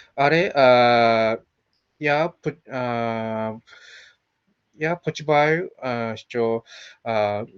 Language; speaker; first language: Ukrainian; non-native, learner; Japanese